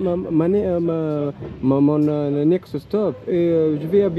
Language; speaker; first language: French; non-native, learner; Arabic